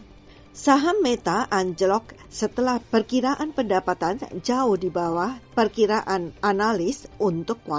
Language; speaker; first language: Indonesian; native; Indonesian